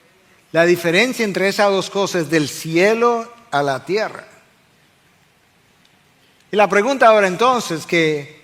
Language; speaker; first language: Spanish; native; Spanish